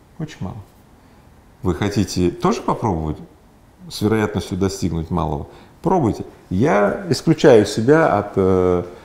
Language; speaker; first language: Russian; native; Russian